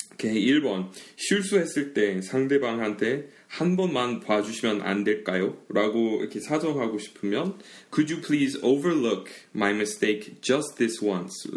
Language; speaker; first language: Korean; non-native, fluent; English